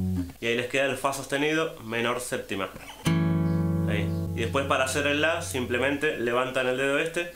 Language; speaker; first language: Spanish; native; Spanish